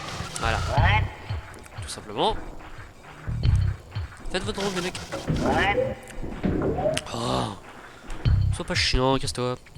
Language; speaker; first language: French; native; French